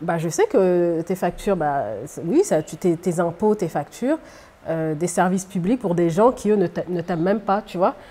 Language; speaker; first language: French; native; French